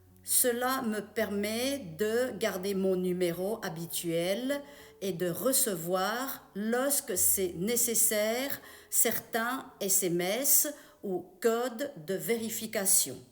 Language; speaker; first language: French; non-native, fluent; Chinese